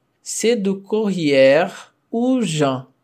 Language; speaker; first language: French; non-native, fluent; Portuguese